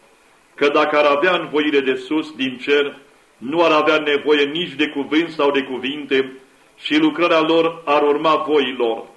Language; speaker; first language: Romanian; native; Romanian